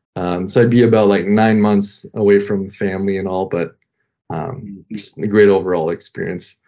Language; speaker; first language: English; non-native, fluent; French